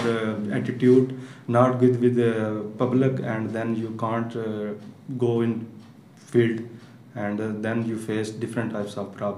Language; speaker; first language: English; non-native, learner; Punjabi